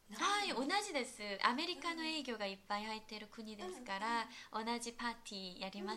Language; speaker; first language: Japanese; non-native, fluent; Korean